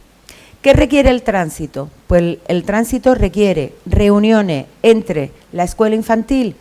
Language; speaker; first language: Spanish; native; Spanish